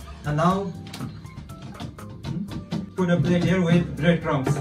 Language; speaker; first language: English; non-native, fluent; Nepali